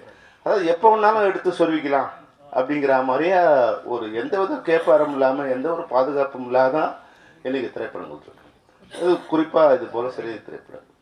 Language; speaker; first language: Tamil; native; Tamil